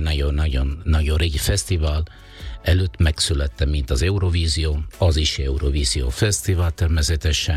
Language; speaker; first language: Hungarian; non-native, fluent; Italian